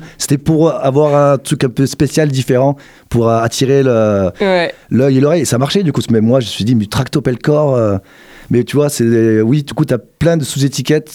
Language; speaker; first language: French; native; French